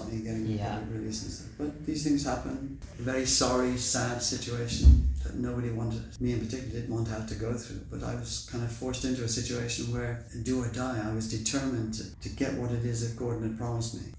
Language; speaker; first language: English; native; English